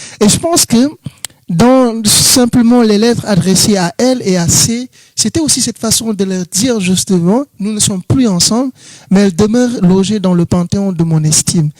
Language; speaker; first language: French; non-native, local second language; Wolof